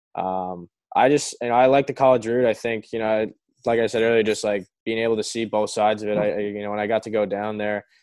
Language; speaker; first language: English; native; English